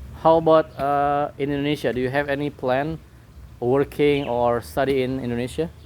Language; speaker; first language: English; non-native, learner; Indonesian